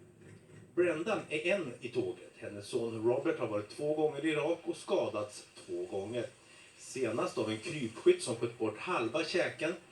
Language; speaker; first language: Swedish; native; Swedish